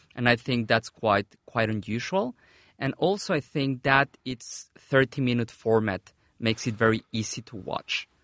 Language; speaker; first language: English; non-native, fluent; Spanish